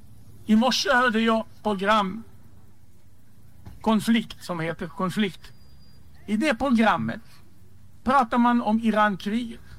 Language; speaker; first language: Swedish; non-native, fluent; Hebrew